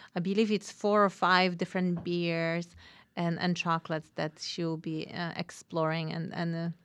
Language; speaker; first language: English; non-native, fluent; Polish